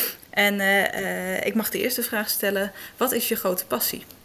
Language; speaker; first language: Dutch; native; Dutch